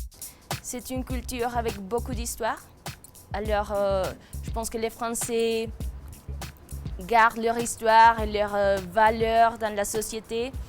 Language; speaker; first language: French; non-native, fluent; Spanish